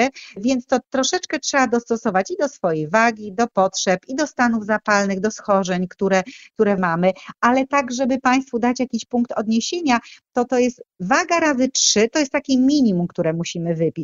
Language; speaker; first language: Polish; native; Polish